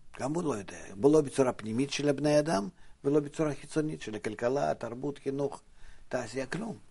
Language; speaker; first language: Hebrew; non-native, fluent; Russian